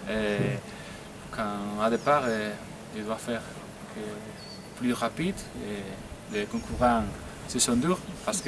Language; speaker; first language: French; non-native, learner; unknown